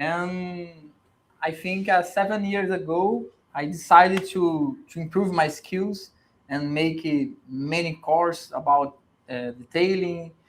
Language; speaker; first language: English; non-native, learner; Portuguese